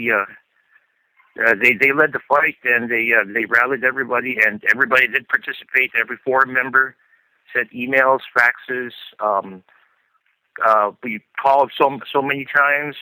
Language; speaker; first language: English; non-native, local second language; Filipino